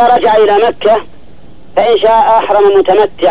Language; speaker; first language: Arabic; native; Arabic